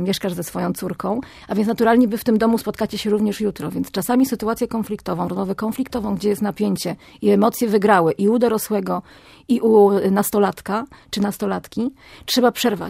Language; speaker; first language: Polish; native; Polish